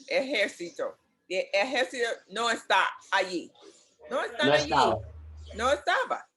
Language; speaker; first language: Spanish; non-native, learner; English